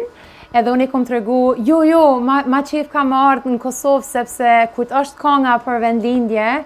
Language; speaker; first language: Albanian; early bilingual, heritage; Albanian